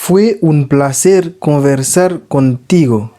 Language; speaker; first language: Spanish; non-native, learner; Haitian Creole